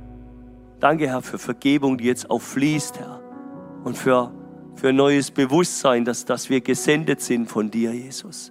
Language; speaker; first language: German; native; German